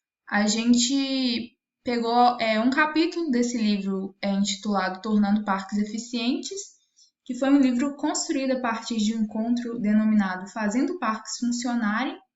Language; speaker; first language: Portuguese; native; Portuguese